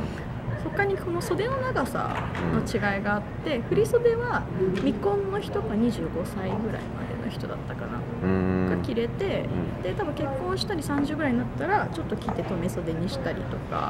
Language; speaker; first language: Japanese; native; Japanese